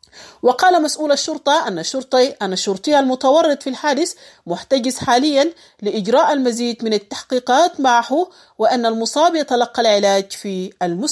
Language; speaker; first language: Arabic; native; Arabic